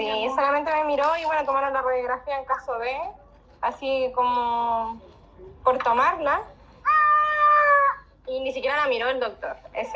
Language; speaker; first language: Spanish; native; Spanish